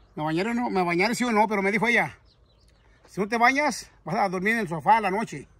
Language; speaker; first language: Spanish; native; Spanish